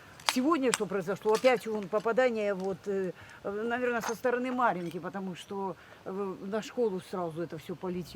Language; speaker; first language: Russian; native; Russian